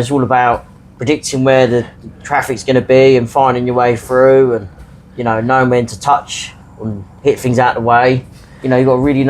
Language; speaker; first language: English; native; English